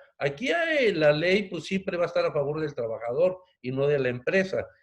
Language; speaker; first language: Spanish; native; Spanish